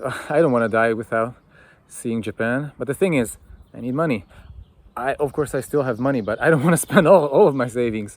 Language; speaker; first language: English; non-native, fluent; Hungarian